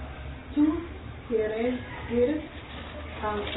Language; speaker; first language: Spanish; non-native, learner; English